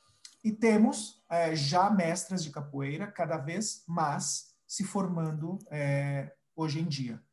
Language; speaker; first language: Portuguese; early bilingual, other home language; Spanish